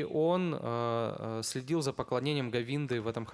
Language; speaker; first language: Russian; native; Russian